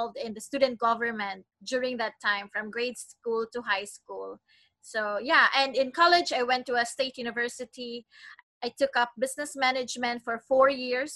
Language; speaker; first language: English; non-native, local second language; Cebuano